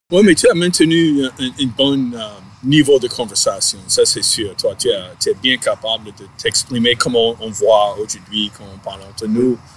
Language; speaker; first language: French; non-native, fluent; English